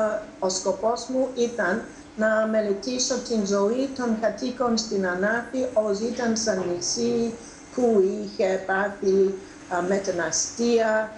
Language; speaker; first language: Greek; non-native, fluent; English